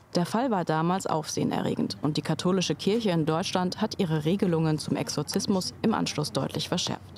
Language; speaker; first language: German; native; German